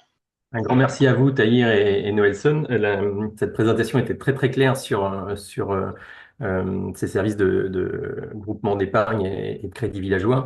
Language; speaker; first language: French; native; French